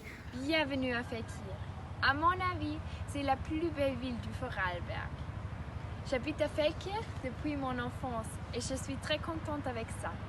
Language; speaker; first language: French; non-native, learner; German